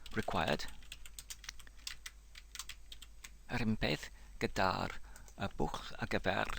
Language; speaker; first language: Welsh; non-native, fluent; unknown